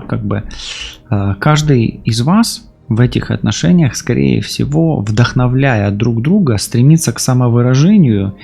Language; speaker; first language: Russian; native; Russian